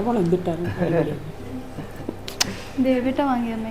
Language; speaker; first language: Malayalam; non-native, learner; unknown